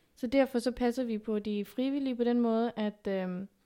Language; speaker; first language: Danish; early bilingual, other home language; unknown